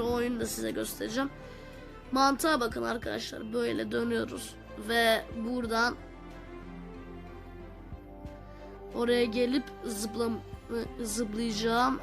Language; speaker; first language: Turkish; native; Turkish